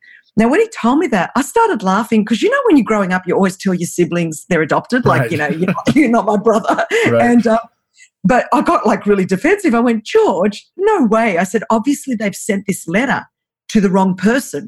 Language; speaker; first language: English; non-native, local second language; Greek